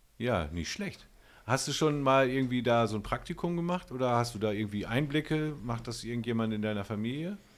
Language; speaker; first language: German; native; German